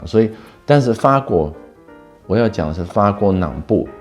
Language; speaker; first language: Chinese; non-native, fluent; Dutch